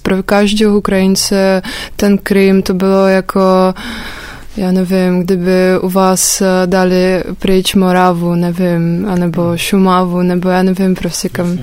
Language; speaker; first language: Czech; non-native, fluent; Russian